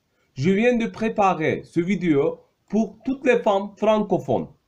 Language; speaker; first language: French; non-native, fluent; Turkish